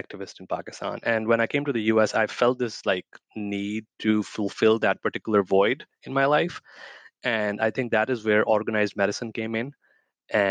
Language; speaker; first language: English; non-native, local second language; Urdu